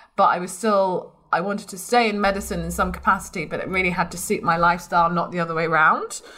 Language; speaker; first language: English; native; English